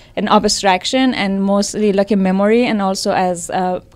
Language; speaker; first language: English; non-native, fluent; Persian